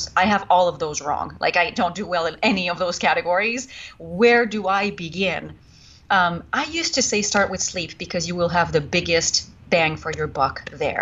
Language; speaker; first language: English; non-native, fluent; French